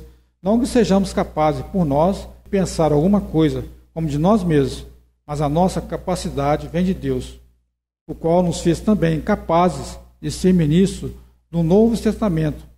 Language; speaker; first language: Portuguese; native; Portuguese